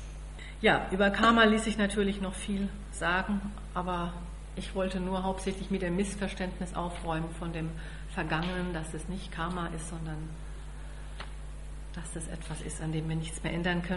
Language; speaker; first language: German; native; German